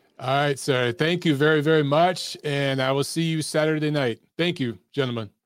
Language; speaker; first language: English; native; English